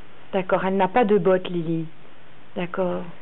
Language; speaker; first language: French; native; French